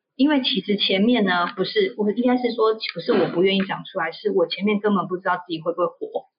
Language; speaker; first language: Chinese; native; Chinese